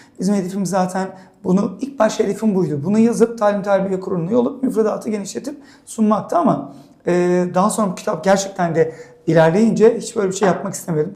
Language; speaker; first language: Turkish; native; Turkish